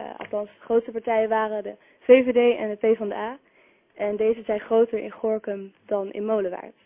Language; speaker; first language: Dutch; native; Dutch